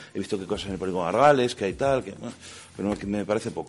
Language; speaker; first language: Spanish; native; Spanish